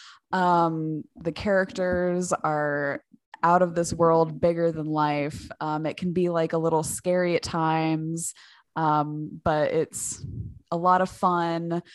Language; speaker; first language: English; native; English